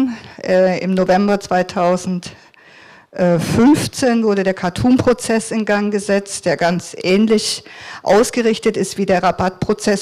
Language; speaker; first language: German; native; German